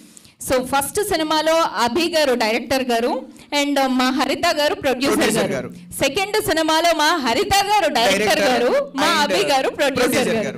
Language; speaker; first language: Telugu; native; Telugu